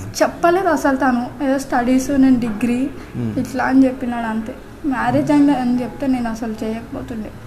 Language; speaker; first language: Telugu; native; Telugu